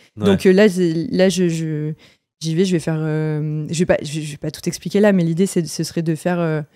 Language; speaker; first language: French; native; French